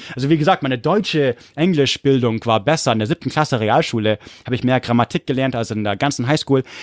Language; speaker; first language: German; non-native, fluent; English